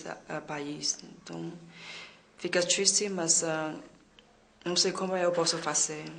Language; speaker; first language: Portuguese; non-native, learner; Khmer